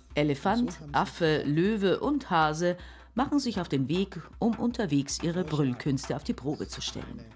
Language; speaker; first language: German; native; German